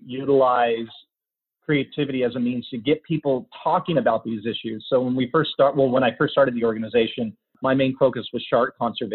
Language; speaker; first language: English; native; English